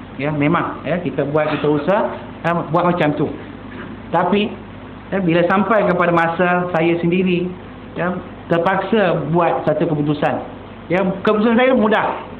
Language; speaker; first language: Malay; non-native, local second language; Tamil